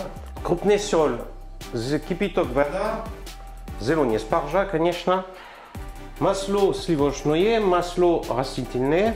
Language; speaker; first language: Russian; non-native, learner; French